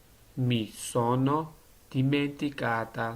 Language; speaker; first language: Italian; non-native, learner; Georgian